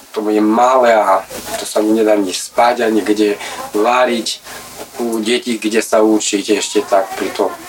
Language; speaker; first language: Slovak; non-native, local second language; Romany